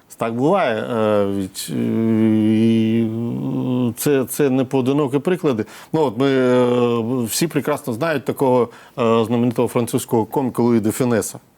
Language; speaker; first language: Ukrainian; non-native, local second language; Russian